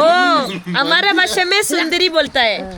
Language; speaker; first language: Hindi; non-native, learner; Malayalam